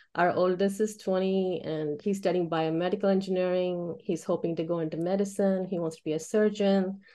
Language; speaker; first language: English; early bilingual, other home language; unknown